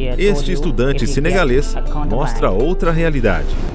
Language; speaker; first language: Portuguese; native; Portuguese